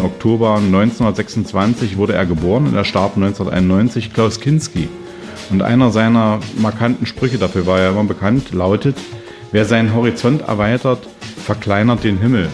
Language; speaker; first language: German; native; German